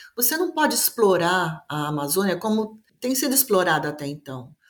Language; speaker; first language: Portuguese; native; Portuguese